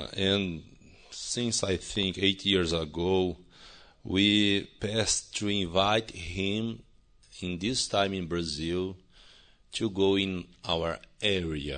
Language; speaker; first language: English; non-native, learner; Portuguese